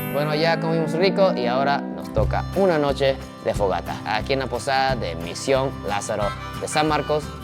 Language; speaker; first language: Spanish; non-native, fluent; Japanese